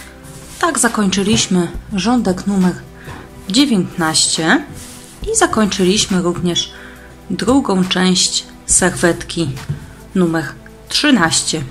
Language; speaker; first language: Polish; native; Polish